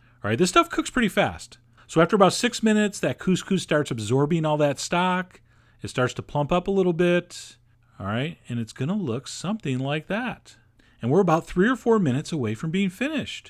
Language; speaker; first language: English; native; English